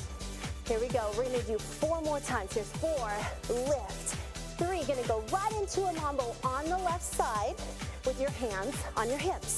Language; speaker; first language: English; native; English